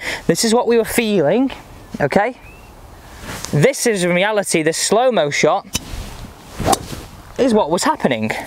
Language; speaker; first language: English; native; English